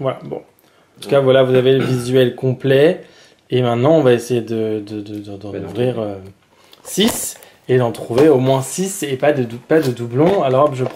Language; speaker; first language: French; native; French